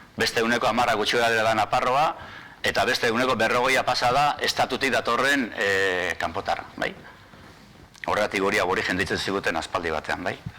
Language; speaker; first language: Basque; native; Basque